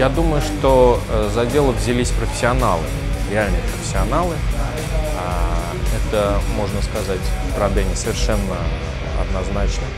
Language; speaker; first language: Russian; native; Russian